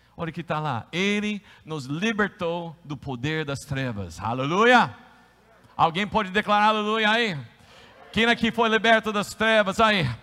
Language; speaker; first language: Portuguese; non-native, fluent; English